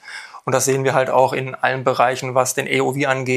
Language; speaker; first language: German; native; German